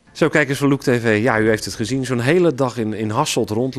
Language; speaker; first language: Dutch; native; Dutch